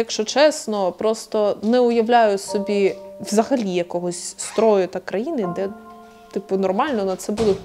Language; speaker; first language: Ukrainian; native; Ukrainian